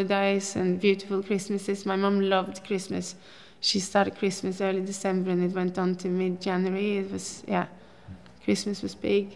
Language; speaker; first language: English; non-native, fluent; Norwegian